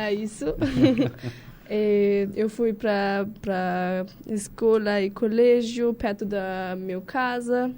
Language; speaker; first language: Portuguese; non-native, learner; German